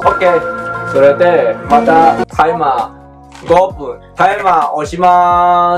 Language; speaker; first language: Japanese; non-native, learner; Chinese